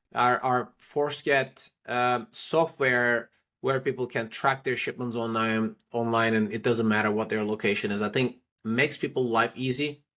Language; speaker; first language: English; non-native, fluent; Turkish